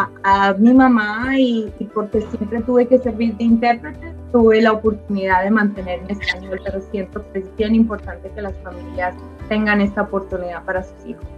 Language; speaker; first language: Spanish; early bilingual, other home language; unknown